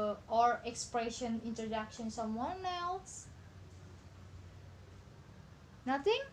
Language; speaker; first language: English; non-native, learner; Indonesian